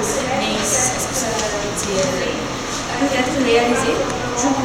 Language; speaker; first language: French; non-native, learner; Arabic